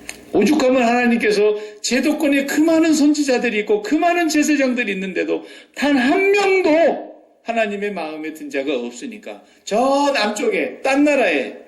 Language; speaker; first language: Korean; native; Korean